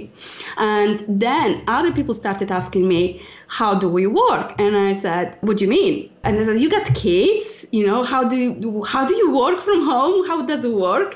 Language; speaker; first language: English; non-native, fluent; Polish